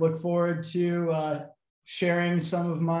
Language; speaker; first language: English; native; English